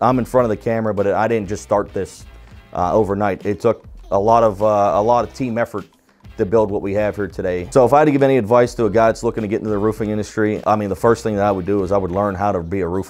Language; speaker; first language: English; native; English